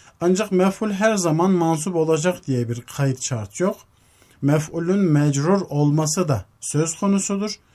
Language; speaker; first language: Turkish; native; Turkish